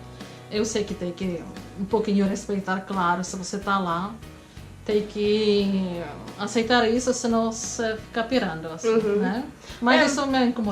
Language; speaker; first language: Portuguese; non-native, fluent; Czech